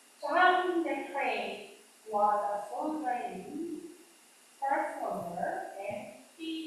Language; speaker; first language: English; non-native, learner; Korean